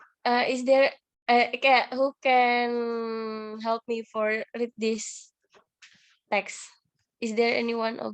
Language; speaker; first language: English; non-native, learner; Indonesian